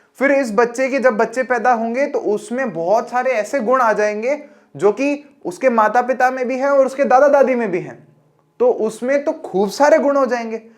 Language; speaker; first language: Hindi; native; Hindi